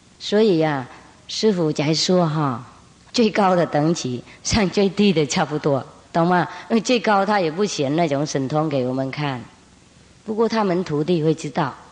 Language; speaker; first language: Chinese; non-native, fluent; Vietnamese